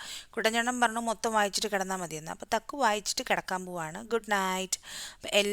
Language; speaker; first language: Malayalam; native; Malayalam